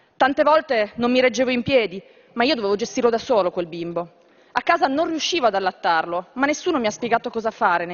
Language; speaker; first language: Italian; native; Italian